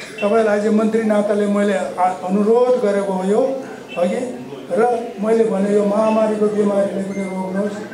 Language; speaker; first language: Nepali; non-native, local second language; Eastern Tamang